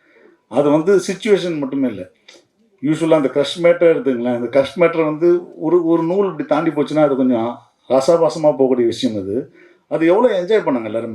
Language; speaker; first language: Tamil; native; Tamil